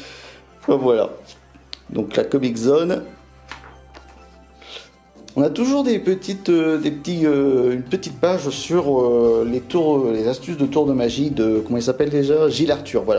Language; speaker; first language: French; native; French